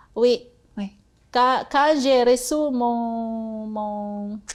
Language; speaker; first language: French; non-native, fluent; Cebuano